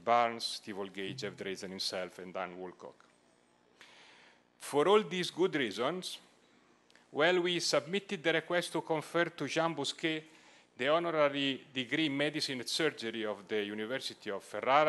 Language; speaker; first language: English; non-native, fluent; Italian